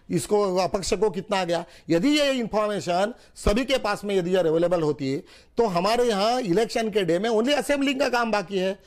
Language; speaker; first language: Hindi; non-native, local second language; Marathi